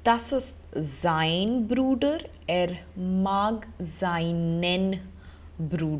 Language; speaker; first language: German; non-native, fluent; Hindi